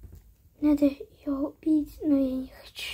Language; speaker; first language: Russian; early bilingual, heritage; Russian